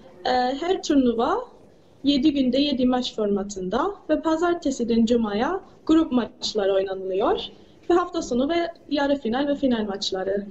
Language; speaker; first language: Turkish; early bilingual, heritage; English